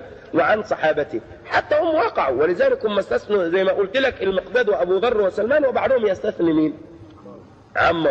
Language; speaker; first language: Arabic; native; Arabic